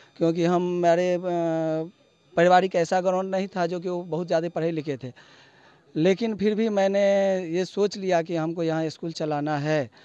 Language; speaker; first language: Hindi; non-native, local second language; Maithili